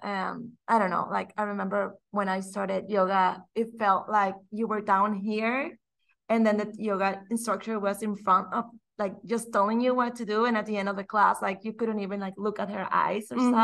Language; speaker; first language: English; non-native, fluent; Spanish